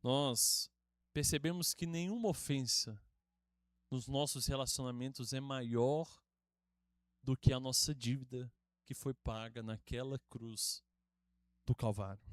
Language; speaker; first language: Portuguese; native; Portuguese